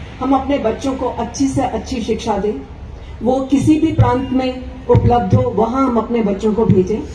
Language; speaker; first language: Hindi; native; Hindi